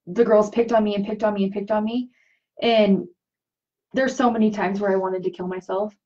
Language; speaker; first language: English; native; English